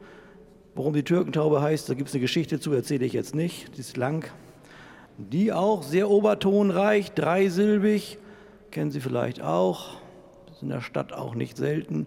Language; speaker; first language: German; native; German